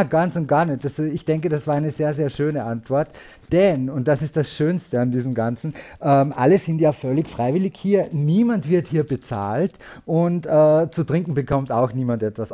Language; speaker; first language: German; native; German